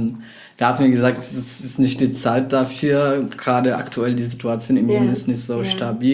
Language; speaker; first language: German; non-native, fluent; Arabic